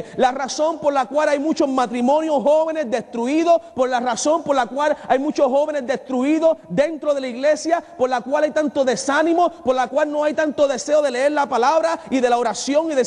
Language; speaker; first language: Spanish; native; Spanish